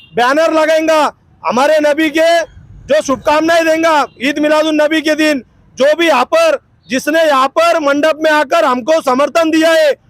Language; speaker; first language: Hindi; non-native, local second language; Urdu